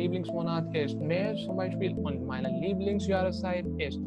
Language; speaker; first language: German; non-native, fluent; Hindi